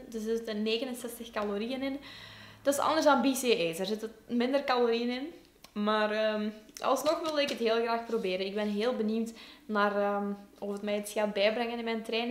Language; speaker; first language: Dutch; native; Dutch